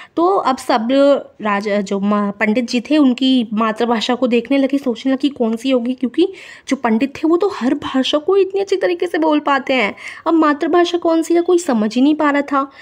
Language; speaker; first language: Hindi; native; Hindi